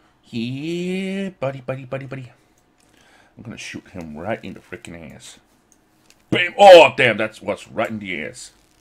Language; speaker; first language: English; non-native, fluent; Danish